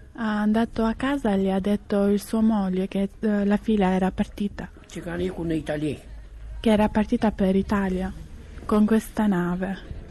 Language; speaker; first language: Italian; non-native, learner; Albanian